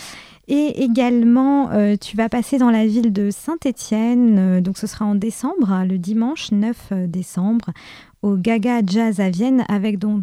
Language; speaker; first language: French; native; French